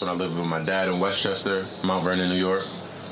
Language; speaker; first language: English; native; English